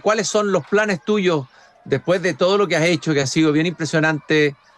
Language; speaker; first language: Spanish; native; Spanish